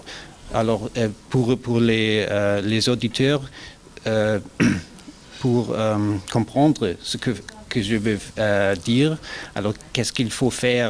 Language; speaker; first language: French; non-native, learner; German